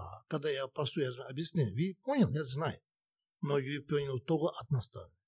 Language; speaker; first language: Russian; non-native, learner; Tibetan